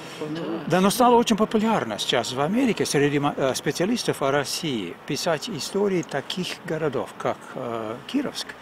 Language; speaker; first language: Russian; non-native, fluent; English